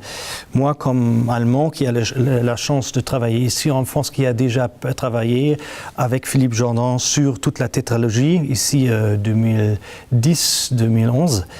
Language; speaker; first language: French; non-native, fluent; German